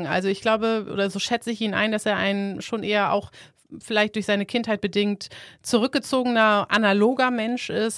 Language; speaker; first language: German; native; German